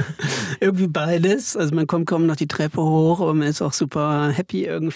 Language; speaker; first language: German; native; German